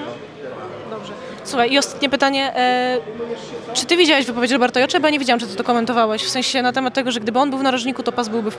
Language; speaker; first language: Polish; native; Polish